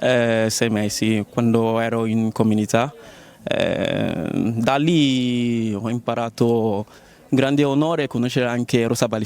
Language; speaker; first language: Italian; non-native, learner; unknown